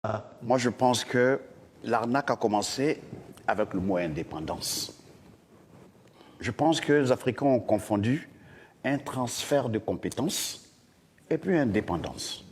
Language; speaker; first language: French; non-native, local second language; Dyula